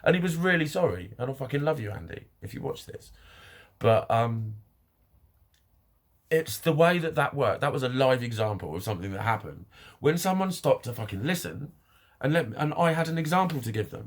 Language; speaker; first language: English; native; English